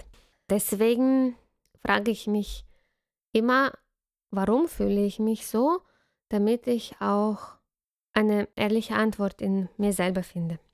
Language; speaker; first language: German; non-native, fluent; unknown